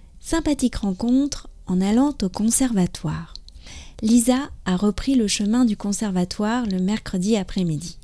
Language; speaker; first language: French; native; French